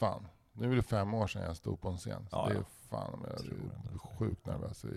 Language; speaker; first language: Swedish; native; Swedish